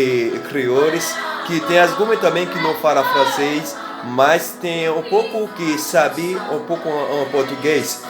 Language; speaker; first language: Portuguese; non-native, learner; Haitian Creole